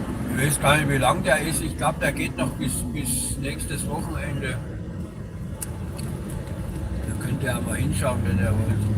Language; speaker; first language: German; native; German